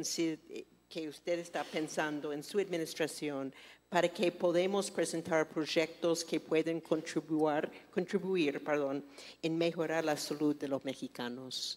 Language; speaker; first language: Spanish; non-native, fluent; English